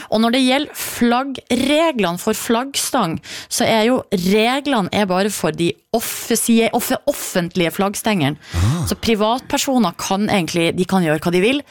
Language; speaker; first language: Norwegian; native; Norwegian